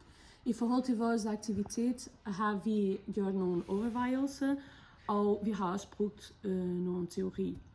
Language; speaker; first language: Danish; non-native, fluent; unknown